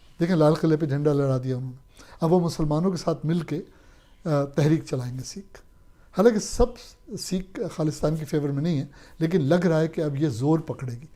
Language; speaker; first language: Urdu; native; Urdu